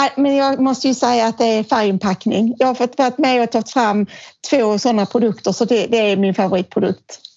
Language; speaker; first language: Swedish; native; Swedish